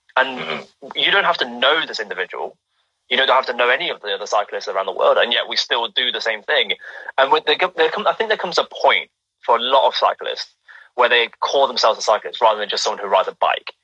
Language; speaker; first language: English; native; English